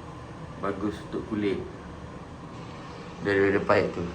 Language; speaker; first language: Malay; native; Malay